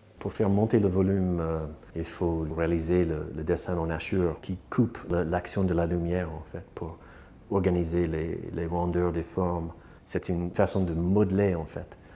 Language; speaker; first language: French; non-native, fluent; English